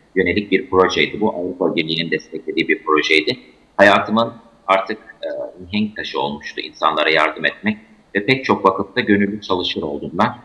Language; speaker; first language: Turkish; native; Turkish